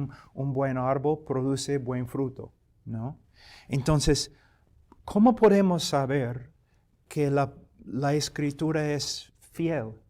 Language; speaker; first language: Spanish; non-native, fluent; English